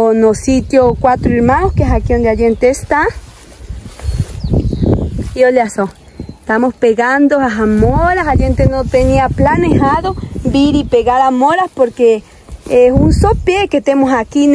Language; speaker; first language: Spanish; non-native, learner; Portuguese